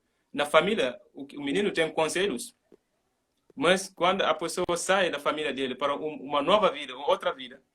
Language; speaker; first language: Portuguese; non-native, learner; Mandingo